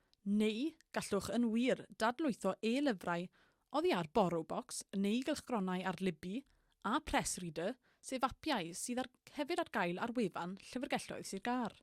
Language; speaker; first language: Welsh; native; Welsh